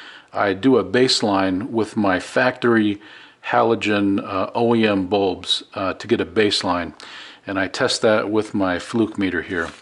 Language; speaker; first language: English; native; English